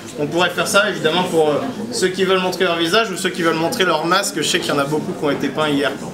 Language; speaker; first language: French; native; French